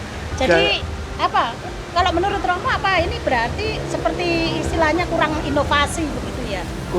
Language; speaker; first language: Indonesian; native; Indonesian